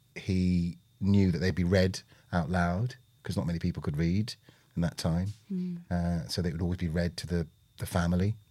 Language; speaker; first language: English; native; English